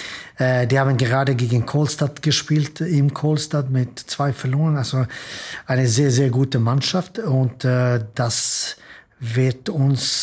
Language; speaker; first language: German; non-native, fluent; Swedish